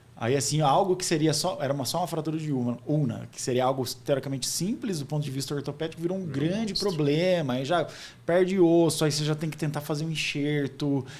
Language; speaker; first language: Portuguese; native; Portuguese